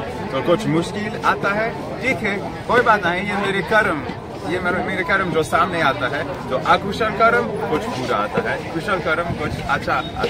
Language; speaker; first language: Hindi; non-native, fluent; French